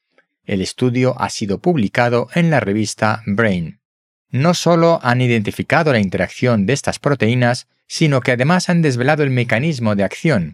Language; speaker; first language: Spanish; native; Spanish